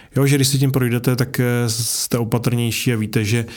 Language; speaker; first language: Czech; native; Czech